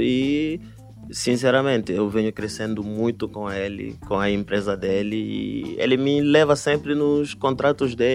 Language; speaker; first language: Portuguese; non-native, fluent; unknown